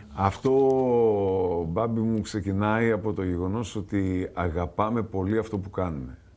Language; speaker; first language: Greek; native; Greek